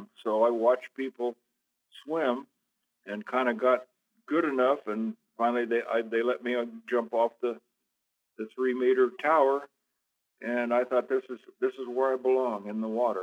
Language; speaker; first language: English; native; English